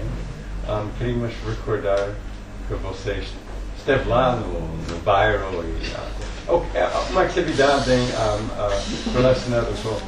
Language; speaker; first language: Portuguese; non-native, fluent; English